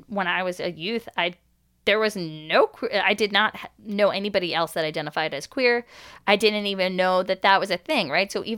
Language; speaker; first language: English; native; English